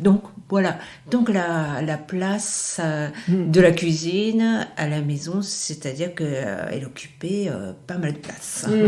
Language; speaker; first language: French; non-native, fluent; Japanese